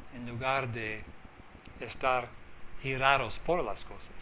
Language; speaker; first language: Spanish; non-native, fluent; English